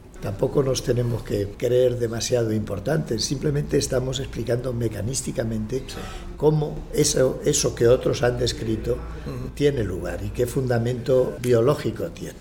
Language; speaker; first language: Spanish; native; Spanish